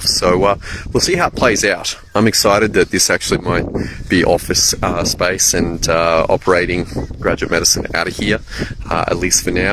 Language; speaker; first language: English; native; English